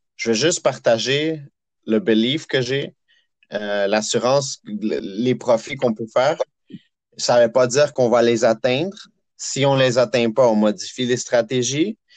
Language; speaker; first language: French; early bilingual, other home language; Spanish